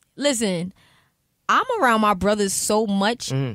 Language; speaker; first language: English; native; English